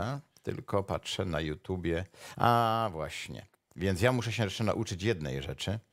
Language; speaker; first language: Polish; native; Polish